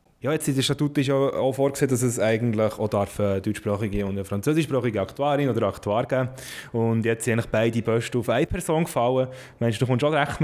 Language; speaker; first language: German; native; German